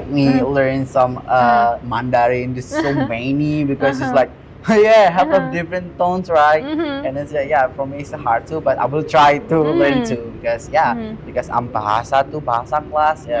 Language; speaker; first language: English; non-native, learner; Indonesian